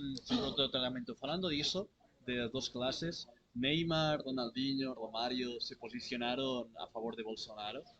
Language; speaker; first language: Portuguese; non-native, learner; Catalan